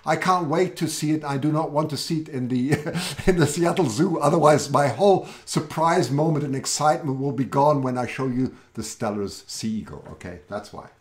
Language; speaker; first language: English; native; English